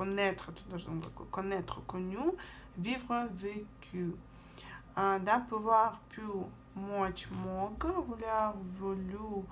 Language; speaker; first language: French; non-native, fluent; Russian